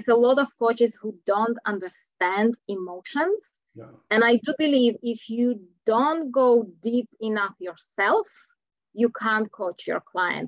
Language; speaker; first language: English; non-native, fluent; Czech